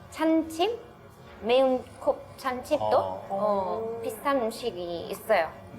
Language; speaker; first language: Korean; non-native, learner; Italian